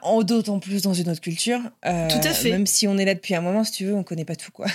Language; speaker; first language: French; native; French